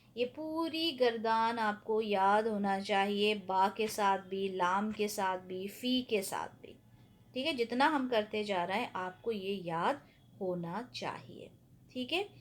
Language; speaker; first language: Urdu; native; Urdu